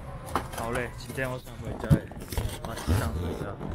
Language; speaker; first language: Chinese; non-native, fluent; Japanese